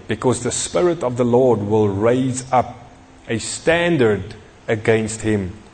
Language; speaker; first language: English; non-native, local second language; Afrikaans